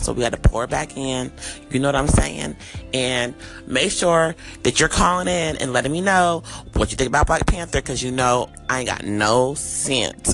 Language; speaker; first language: English; native; English